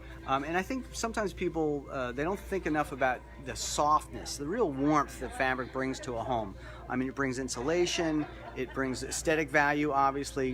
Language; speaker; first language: English; native; English